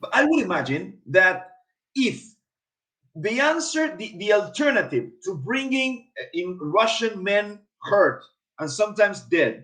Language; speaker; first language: English; non-native, fluent; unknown